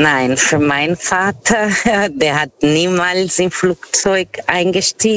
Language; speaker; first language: German; non-native, fluent; Portuguese